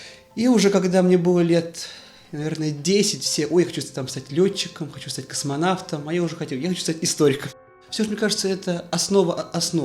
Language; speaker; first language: Russian; native; Russian